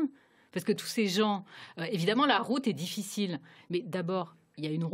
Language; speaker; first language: French; native; French